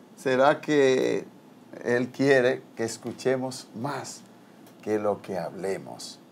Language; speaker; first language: Spanish; native; Spanish